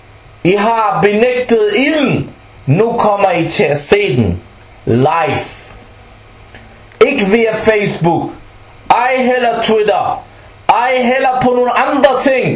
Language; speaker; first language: Danish; non-native, fluent; Arabic